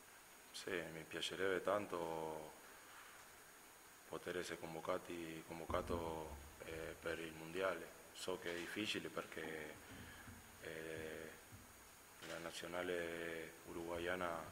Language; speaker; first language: Italian; non-native, fluent; Spanish